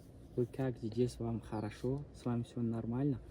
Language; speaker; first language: Russian; non-native, local second language; Tajik